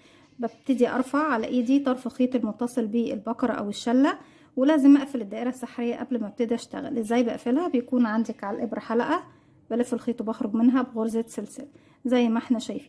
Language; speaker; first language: Arabic; native; Arabic